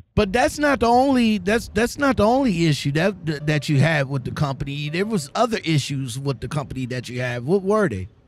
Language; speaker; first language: English; native; English